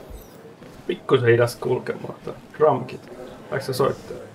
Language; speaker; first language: Finnish; native; Finnish